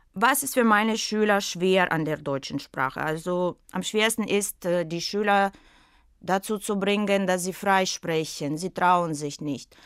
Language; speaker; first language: German; non-native, fluent; Russian